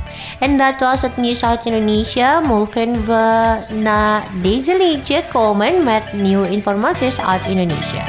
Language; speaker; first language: Dutch; non-native, fluent; Indonesian